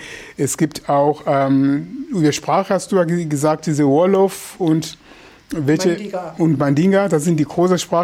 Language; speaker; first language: German; non-native, fluent; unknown